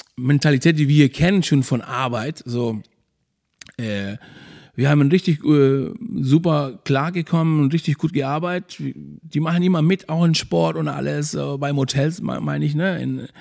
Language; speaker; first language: German; non-native, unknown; Spanish